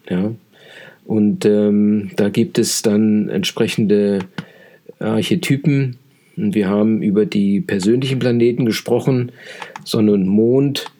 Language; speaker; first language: German; native; German